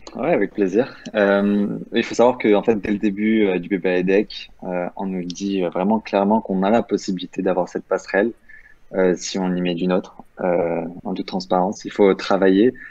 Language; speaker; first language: French; native; French